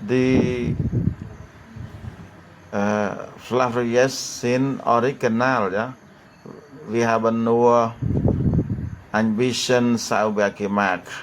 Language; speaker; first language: German; non-native, learner; Khmer